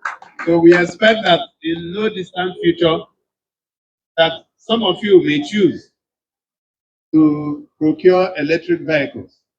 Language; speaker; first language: English; non-native, local second language; Igbo